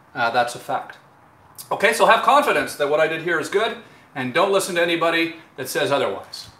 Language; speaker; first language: English; native; English